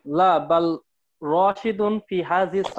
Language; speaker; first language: Arabic; non-native, learner; Bangla